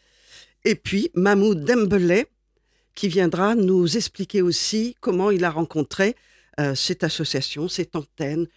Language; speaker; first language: French; native; French